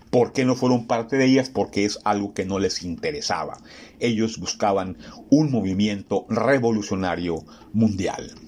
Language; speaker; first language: Spanish; native; Spanish